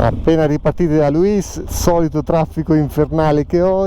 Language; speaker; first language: Italian; native; Italian